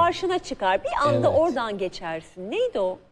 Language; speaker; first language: Turkish; native; Turkish